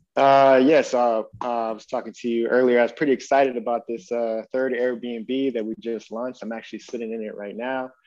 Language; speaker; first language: English; native; English